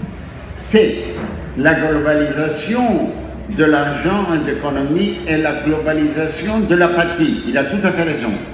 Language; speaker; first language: French; non-native, fluent; Greek